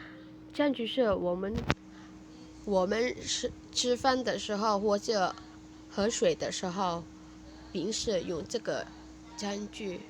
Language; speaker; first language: Chinese; non-native, fluent; Indonesian